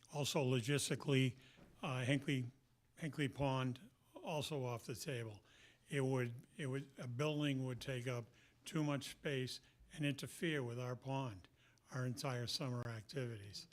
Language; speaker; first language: English; native; English